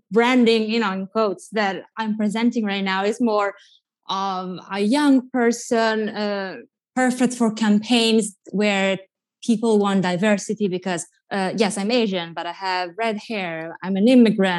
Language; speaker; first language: English; non-native, fluent; Italian